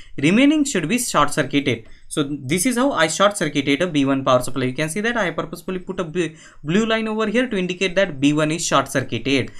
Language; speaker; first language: English; non-native, local second language; Marathi